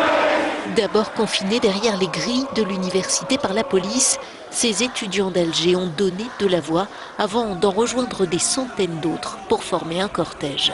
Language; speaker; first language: French; native; French